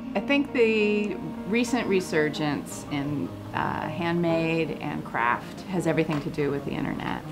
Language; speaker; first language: English; native; English